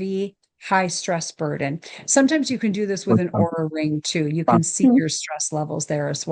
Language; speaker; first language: English; native; English